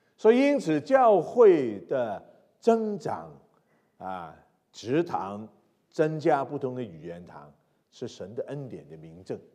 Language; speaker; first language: Chinese; non-native, local second language; Cantonese